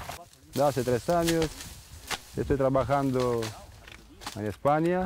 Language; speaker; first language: Spanish; non-native, learner; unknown